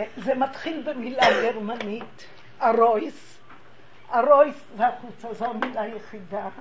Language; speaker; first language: Hebrew; early bilingual, other home language; Hungarian